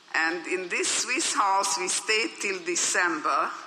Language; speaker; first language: English; non-native, fluent; Hungarian